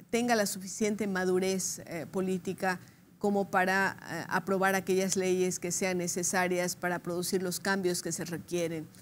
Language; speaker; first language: Spanish; native; Spanish